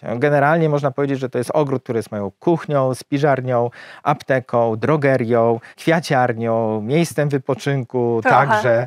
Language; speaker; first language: Polish; native; Polish